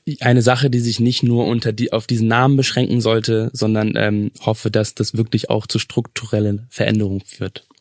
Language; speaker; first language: German; early bilingual, other home language; English